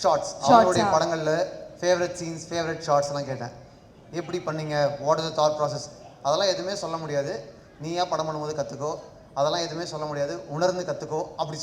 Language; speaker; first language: Tamil; native; Tamil